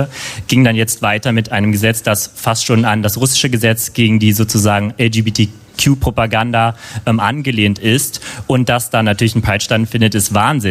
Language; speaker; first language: German; native; German